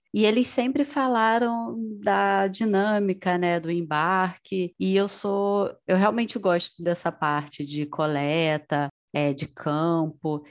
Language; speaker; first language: Portuguese; native; Portuguese